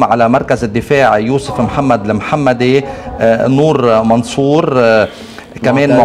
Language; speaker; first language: Arabic; native; Arabic